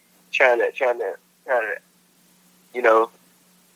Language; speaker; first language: English; non-native, local second language; Filipino